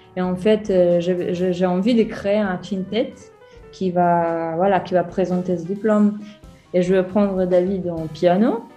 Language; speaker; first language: French; non-native, learner; Croatian